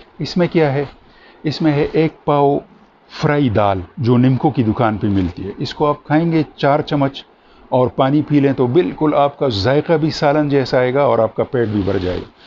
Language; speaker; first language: Urdu; non-native, local second language; Pashto